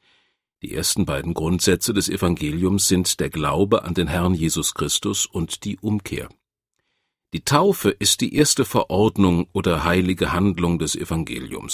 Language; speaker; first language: German; native; German